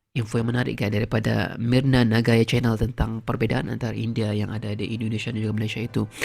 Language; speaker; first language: Malay; native; Malay